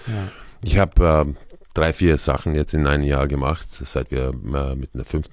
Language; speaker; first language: German; non-native, fluent; Croatian